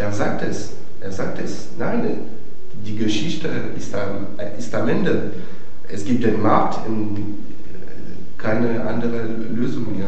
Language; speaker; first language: German; non-native, fluent; French